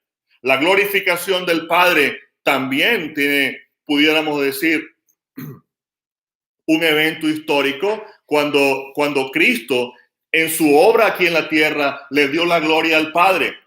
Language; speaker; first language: Spanish; native; Spanish